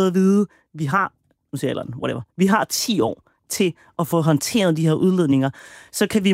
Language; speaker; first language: Danish; native; Danish